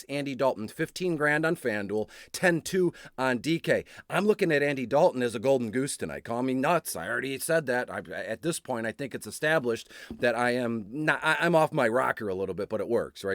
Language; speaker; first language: English; native; English